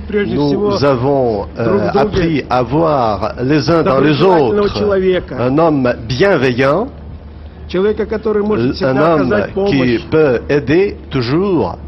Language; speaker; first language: French; non-native, fluent; Russian